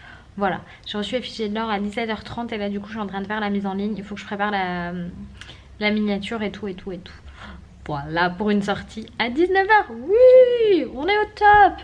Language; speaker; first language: French; native; French